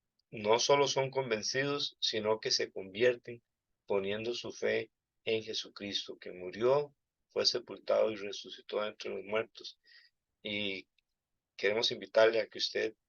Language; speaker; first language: Spanish; native; Spanish